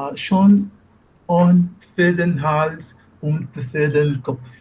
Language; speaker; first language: German; non-native, learner; Portuguese